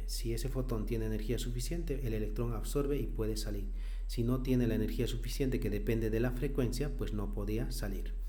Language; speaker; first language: Spanish; native; Spanish